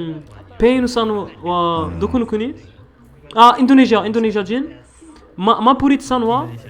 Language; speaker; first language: Japanese; non-native, learner; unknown